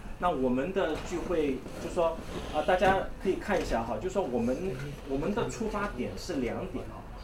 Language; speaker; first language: Chinese; native; Chinese